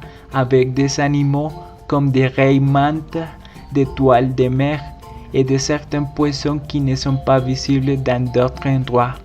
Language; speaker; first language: French; non-native, learner; Spanish